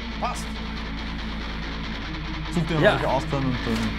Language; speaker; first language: German; native; German